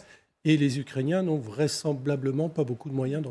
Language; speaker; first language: French; native; French